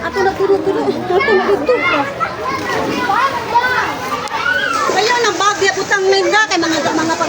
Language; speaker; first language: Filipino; non-native, local second language; Cebuano